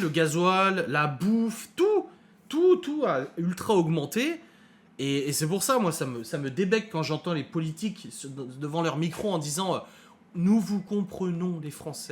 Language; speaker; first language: French; native; French